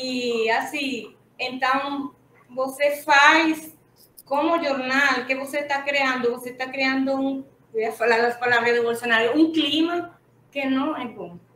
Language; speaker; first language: Portuguese; non-native, fluent; Spanish